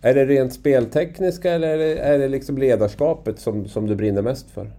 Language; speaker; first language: Swedish; native; Swedish